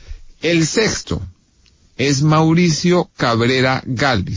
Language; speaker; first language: Spanish; native; Spanish